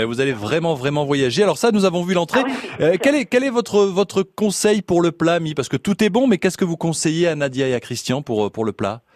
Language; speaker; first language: French; native; French